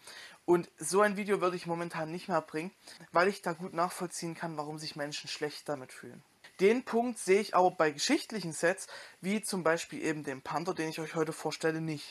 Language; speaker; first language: German; native; German